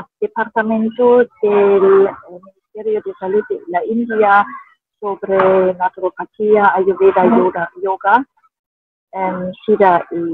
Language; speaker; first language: Spanish; non-native, fluent; German